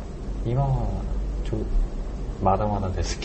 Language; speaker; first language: Japanese; non-native, learner; Korean